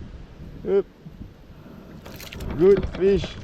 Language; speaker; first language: English; non-native, learner; French